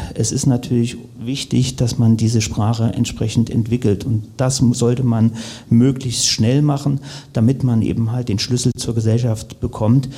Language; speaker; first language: German; native; German